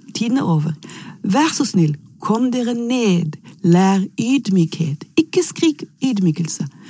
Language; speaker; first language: Norwegian; non-native, fluent; German